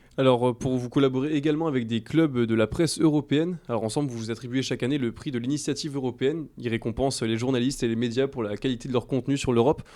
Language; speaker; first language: French; native; French